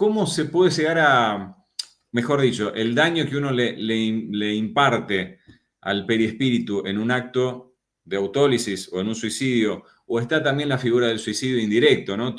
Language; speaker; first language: Spanish; native; Spanish